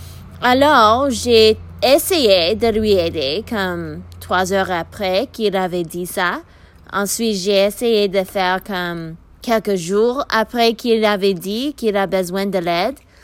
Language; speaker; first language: French; non-native, learner; English